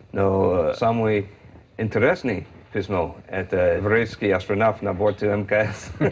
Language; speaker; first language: Russian; non-native, learner; English